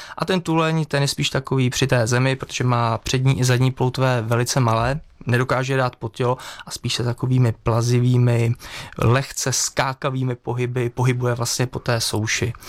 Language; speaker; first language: Czech; native; Czech